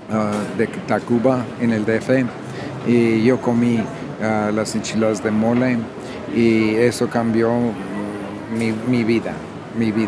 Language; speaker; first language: Spanish; non-native, fluent; English